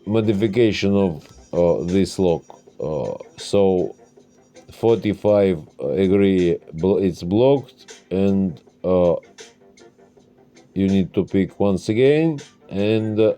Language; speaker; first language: English; non-native, learner; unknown